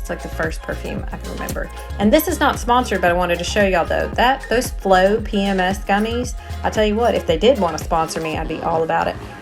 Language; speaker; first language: English; native; English